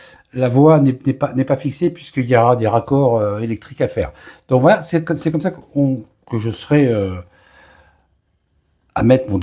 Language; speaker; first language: French; native; French